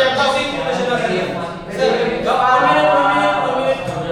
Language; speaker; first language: English; non-native, learner; Indonesian